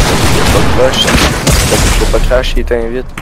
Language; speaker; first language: French; native; French